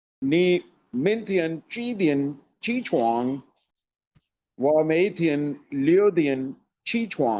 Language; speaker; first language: Chinese; non-native, learner; Urdu